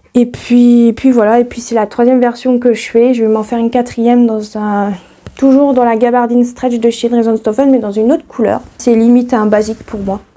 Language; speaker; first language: French; native; French